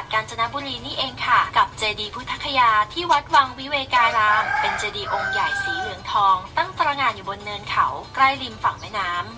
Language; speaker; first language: Thai; native; Thai